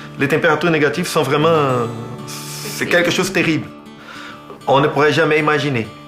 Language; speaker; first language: French; non-native, fluent; Portuguese